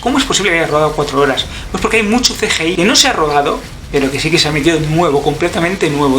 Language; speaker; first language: Spanish; native; Spanish